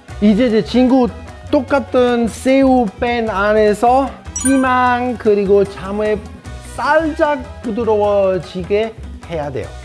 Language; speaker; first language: Korean; non-native, fluent; Italian